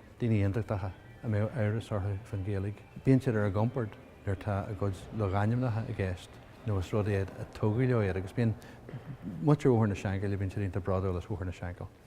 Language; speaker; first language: Irish; native; Irish